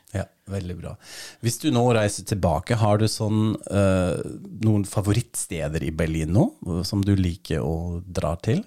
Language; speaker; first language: Norwegian; non-native, fluent; German